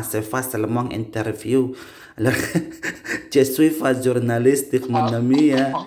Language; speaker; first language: French; non-native, learner; Indonesian